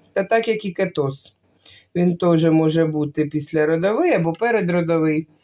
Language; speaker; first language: Ukrainian; non-native, local second language; Russian